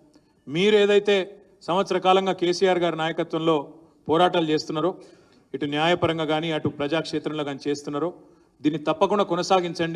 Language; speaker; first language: Telugu; native; Telugu